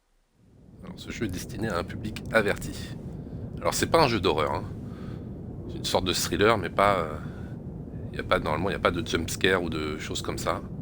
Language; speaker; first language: French; native; French